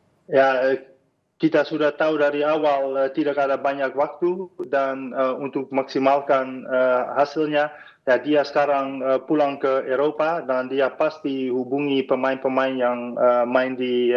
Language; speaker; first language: Indonesian; non-native, fluent; Dutch